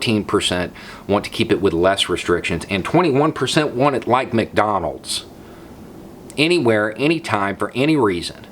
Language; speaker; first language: English; native; English